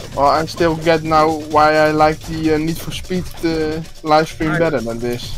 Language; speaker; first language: English; non-native, fluent; Dutch